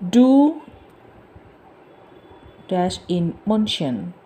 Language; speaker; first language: German; non-native, learner; Bangla